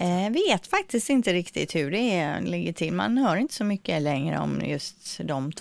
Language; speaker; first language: Swedish; native; Swedish